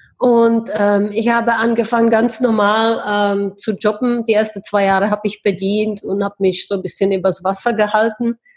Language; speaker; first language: German; non-native, fluent; Czech